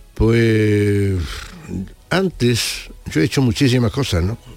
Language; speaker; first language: Spanish; native; Spanish